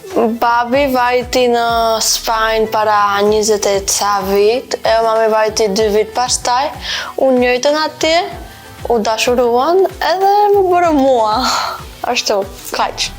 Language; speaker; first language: Albanian; early bilingual, heritage; Albanian